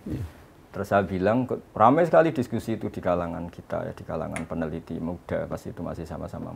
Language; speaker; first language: Indonesian; native; Indonesian